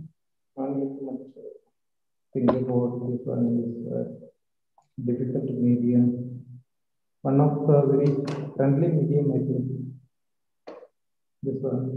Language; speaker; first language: English; non-native, learner; Malayalam